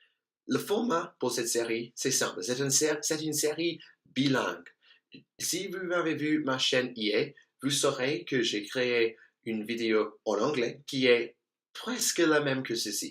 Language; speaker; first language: French; non-native, learner; English